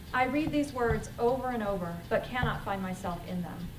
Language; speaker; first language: English; native; English